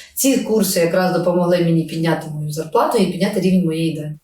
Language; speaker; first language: Ukrainian; native; Ukrainian